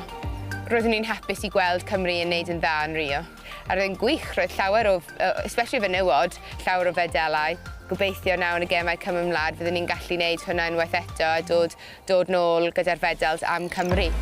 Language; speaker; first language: Welsh; non-native, local second language; English